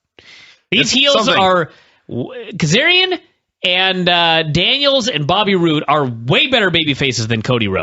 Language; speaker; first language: English; native; English